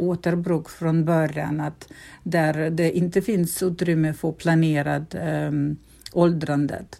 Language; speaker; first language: Swedish; non-native, fluent; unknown